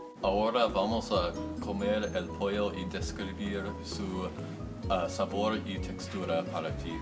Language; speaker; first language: Spanish; non-native, learner; English